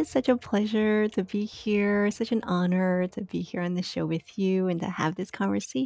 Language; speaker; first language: English; non-native, fluent; Chinese